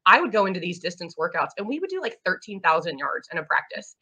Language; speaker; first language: English; native; English